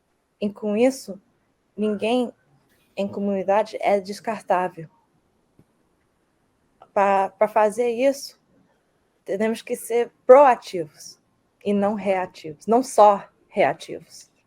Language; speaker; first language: Portuguese; early bilingual, heritage; Portuguese